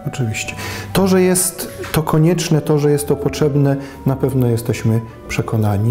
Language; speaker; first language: Polish; native; Polish